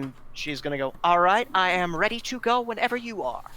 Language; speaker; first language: English; native; English